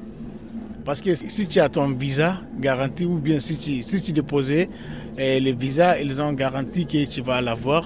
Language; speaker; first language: French; non-native, local second language; Tamasheq